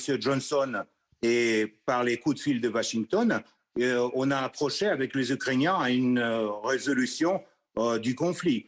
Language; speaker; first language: French; non-native, fluent; Russian